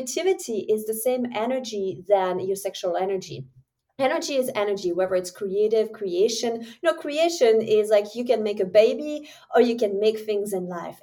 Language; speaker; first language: English; non-native, fluent; French